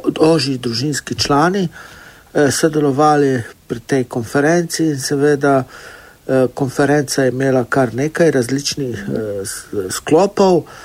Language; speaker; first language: Slovenian; non-native, local second language; Romany